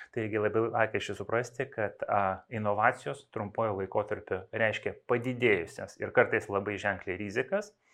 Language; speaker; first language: Lithuanian; non-native, local second language; Russian